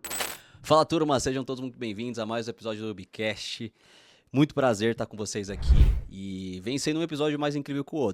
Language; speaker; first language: Portuguese; native; Portuguese